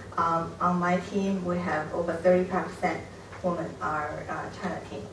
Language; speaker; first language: English; non-native, fluent; Chinese